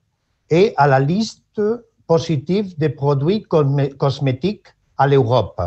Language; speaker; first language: French; non-native, learner; Spanish